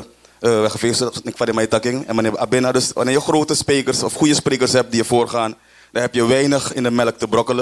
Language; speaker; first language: Dutch; native; Dutch